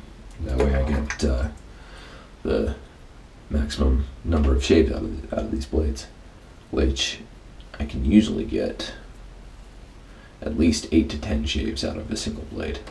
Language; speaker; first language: English; native; English